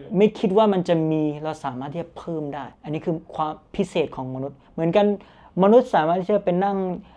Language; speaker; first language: Thai; early bilingual, other home language; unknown